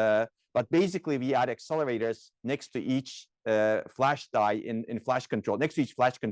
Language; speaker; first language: English; non-native, fluent; Turkish